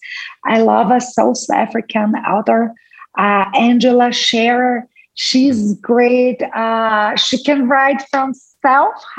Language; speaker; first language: English; non-native, fluent; Portuguese